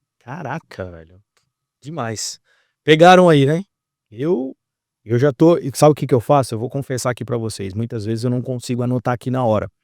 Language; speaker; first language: Portuguese; native; Portuguese